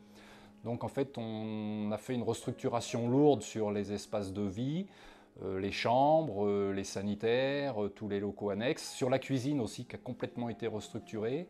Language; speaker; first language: French; native; French